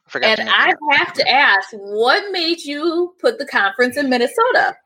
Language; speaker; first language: English; native; English